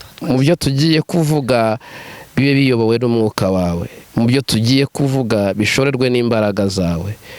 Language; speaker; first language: Kinyarwanda; native; Kinyarwanda